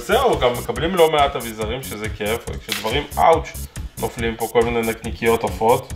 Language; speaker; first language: Hebrew; native; Hebrew